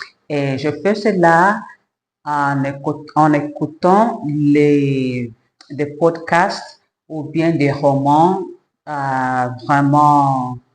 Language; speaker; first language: French; non-native, learner; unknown